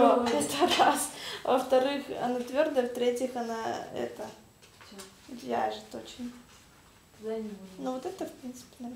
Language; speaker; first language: Russian; early bilingual, heritage; Russian